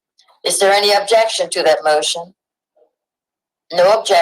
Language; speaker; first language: English; native; English